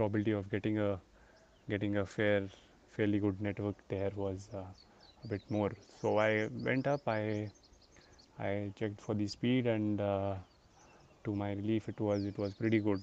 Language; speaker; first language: English; non-native, local second language; Hindi